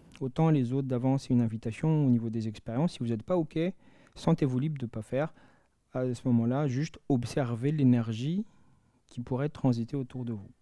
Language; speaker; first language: French; non-native, local second language; Malagasy